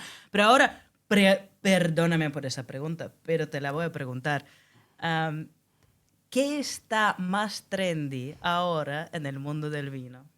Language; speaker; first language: Spanish; non-native, fluent; Russian